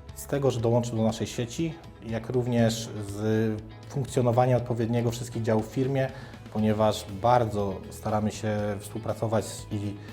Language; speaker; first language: Polish; native; Polish